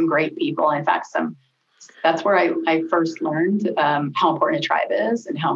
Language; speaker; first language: English; native; English